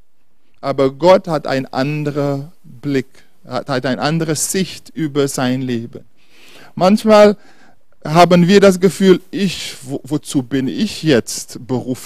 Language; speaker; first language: German; non-native, fluent; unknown